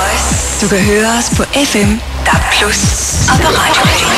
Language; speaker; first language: Danish; native; Danish